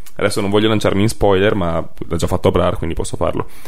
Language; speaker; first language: Italian; native; Italian